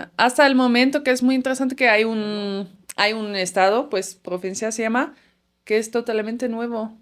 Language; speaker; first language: Spanish; non-native, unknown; Dutch